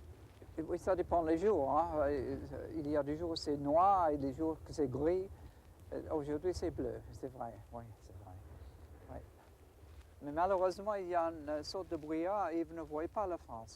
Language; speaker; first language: French; non-native, fluent; English